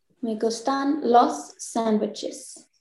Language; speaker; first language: Spanish; non-native, learner; English